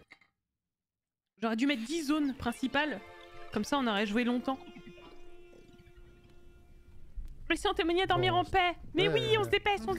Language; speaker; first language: French; native; French